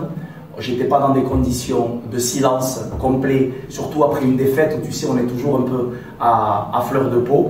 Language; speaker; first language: French; native; French